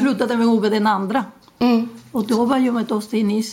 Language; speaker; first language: Swedish; non-native, learner; Spanish